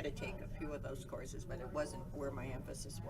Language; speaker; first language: English; native; English